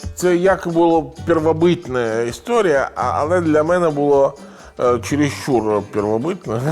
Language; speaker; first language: Ukrainian; non-native, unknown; Italian